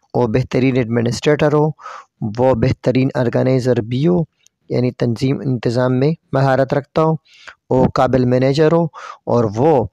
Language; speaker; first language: Urdu; non-native, local second language; Pashto